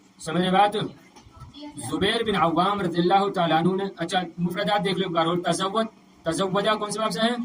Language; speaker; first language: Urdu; native; Urdu